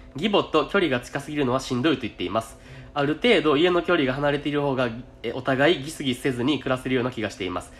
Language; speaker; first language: Japanese; native; Japanese